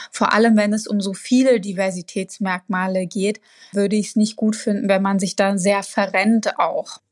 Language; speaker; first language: German; early bilingual, other home language; Arabic